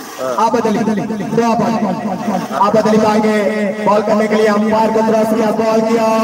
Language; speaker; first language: Urdu; non-native, local second language; Punjabi